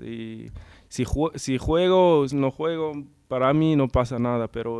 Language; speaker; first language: Spanish; non-native, learner; English